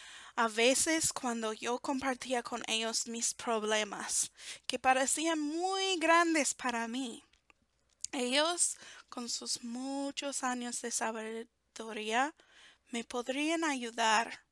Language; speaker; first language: Spanish; non-native, fluent; English